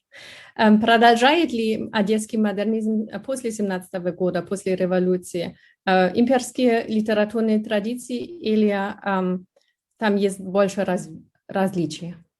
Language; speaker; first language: Russian; non-native, fluent; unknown